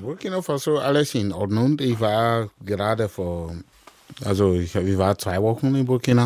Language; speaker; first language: German; non-native, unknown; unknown